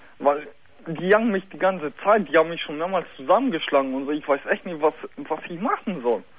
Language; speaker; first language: German; early bilingual, other home language; Polish